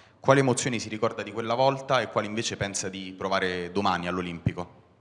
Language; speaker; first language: Italian; native; Italian